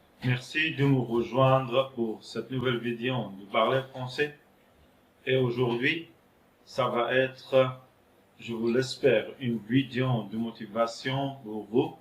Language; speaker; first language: French; non-native, fluent; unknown